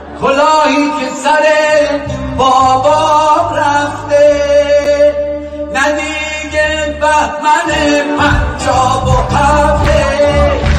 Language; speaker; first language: Persian; native; Persian